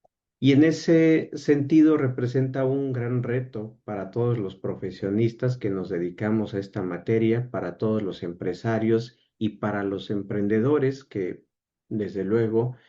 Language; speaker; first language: Spanish; native; Spanish